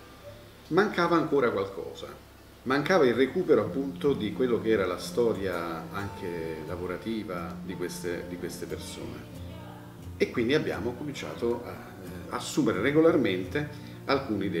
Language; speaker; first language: Italian; native; Italian